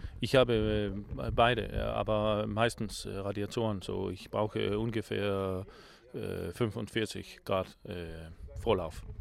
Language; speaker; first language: German; non-native, learner; Danish